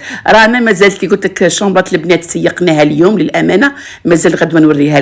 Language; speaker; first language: Arabic; native; Arabic